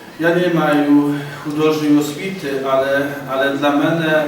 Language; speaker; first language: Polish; non-native, learner; Ukrainian